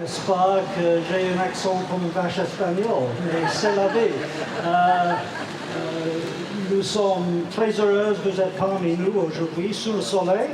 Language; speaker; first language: French; non-native, learner; English